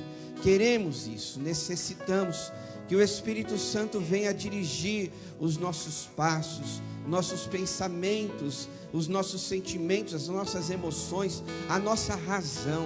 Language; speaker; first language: Portuguese; native; Portuguese